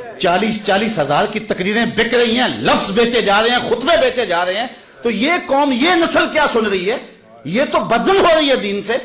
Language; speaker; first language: Urdu; non-native, local second language; Punjabi